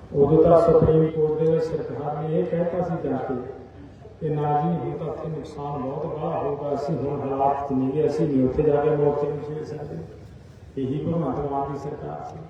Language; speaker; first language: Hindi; non-native, local second language; Punjabi